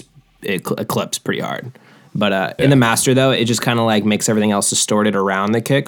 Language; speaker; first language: English; native; English